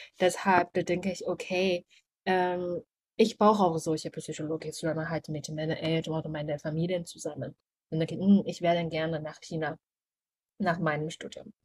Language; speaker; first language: German; non-native, learner; Chinese